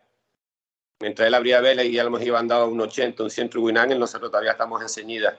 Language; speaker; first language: Spanish; native; Spanish